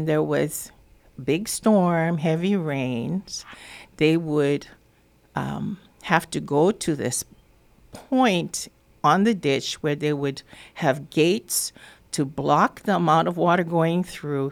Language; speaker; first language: English; native; English